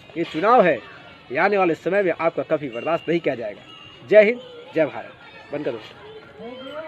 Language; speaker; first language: Hindi; native; Hindi